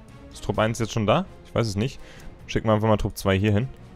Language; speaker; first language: German; native; German